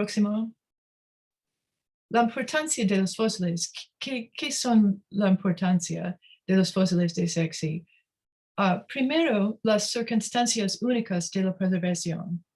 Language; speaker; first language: Spanish; non-native, learner; English